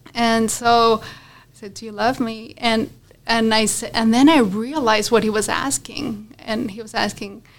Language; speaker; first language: English; non-native, fluent; Spanish